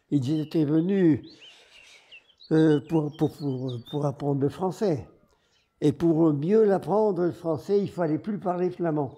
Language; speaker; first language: French; non-native, local second language; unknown